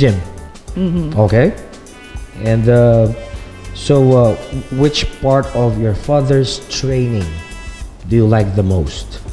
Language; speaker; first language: English; non-native, local second language; Filipino